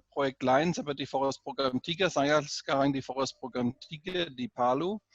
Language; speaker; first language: Indonesian; non-native, fluent; German